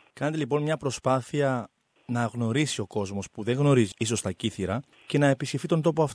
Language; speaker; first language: Greek; native; Greek